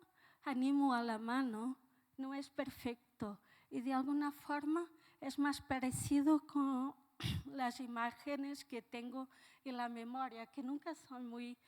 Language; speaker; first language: Spanish; non-native, fluent; Portuguese